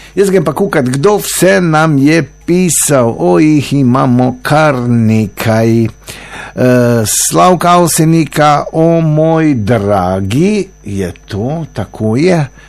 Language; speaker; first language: Slovenian; native; Slovenian